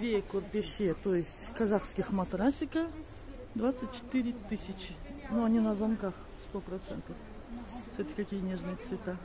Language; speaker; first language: Russian; non-native, local second language; Kazakh